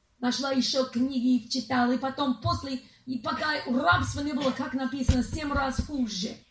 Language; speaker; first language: Russian; non-native, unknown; English